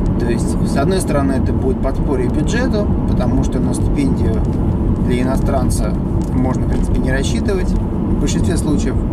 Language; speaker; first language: Russian; native; Russian